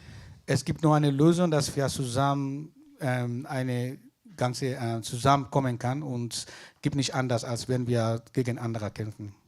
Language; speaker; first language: German; non-native, fluent; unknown